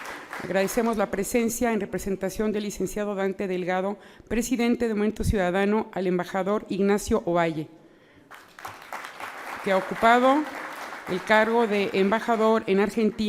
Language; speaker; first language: Spanish; native; Spanish